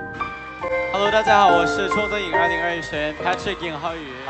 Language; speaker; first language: Chinese; non-native, learner; Thai